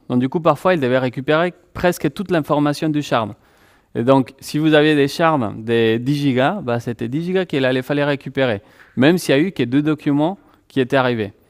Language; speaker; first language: French; non-native, fluent; Spanish